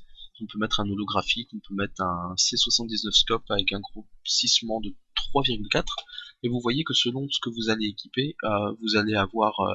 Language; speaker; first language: French; native; French